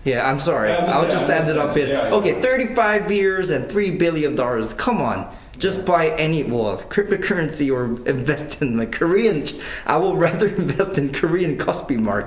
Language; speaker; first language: English; non-native, fluent; Korean